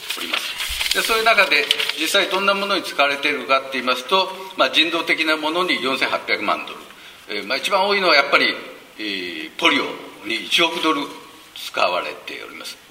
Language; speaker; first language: Japanese; native; Japanese